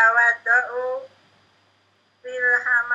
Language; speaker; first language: Arabic; non-native, learner; Indonesian